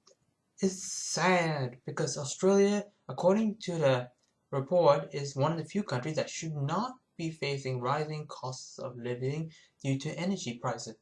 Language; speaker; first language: English; native; English